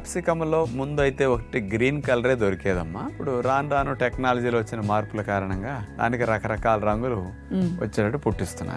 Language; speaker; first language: Telugu; native; Telugu